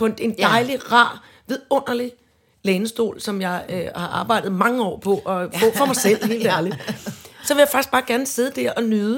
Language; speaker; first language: Danish; native; Danish